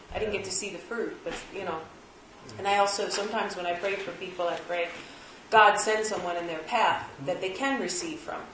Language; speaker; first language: English; native; English